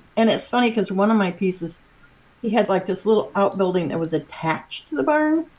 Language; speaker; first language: English; native; English